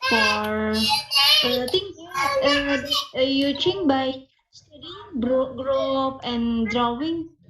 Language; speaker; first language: English; non-native, learner; Indonesian